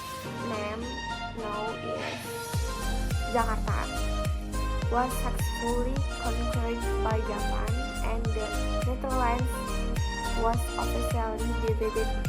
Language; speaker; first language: English; non-native, learner; Indonesian